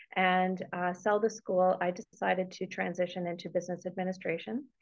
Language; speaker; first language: English; native; English